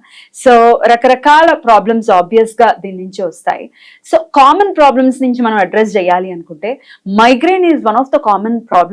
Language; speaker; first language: Telugu; native; Telugu